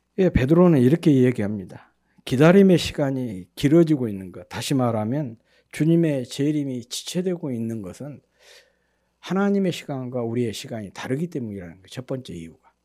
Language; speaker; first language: Korean; native; Korean